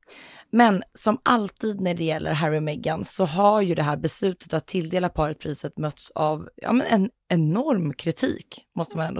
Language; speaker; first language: Swedish; native; Swedish